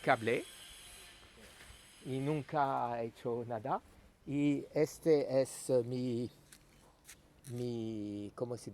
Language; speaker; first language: Spanish; non-native, learner; French